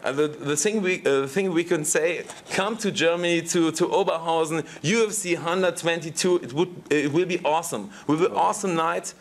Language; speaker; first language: English; non-native, fluent; German